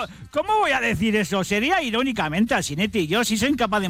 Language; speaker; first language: Spanish; native; Spanish